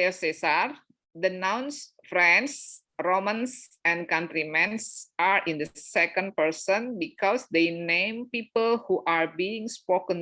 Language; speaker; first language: English; non-native, learner; Indonesian